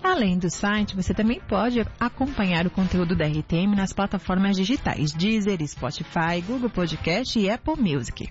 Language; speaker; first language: Portuguese; native; Portuguese